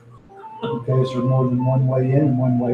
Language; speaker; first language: English; native; English